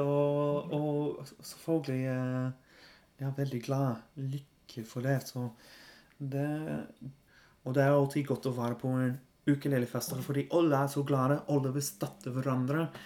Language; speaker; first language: Norwegian; non-native, fluent; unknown